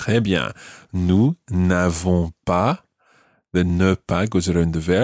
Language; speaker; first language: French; non-native, fluent; English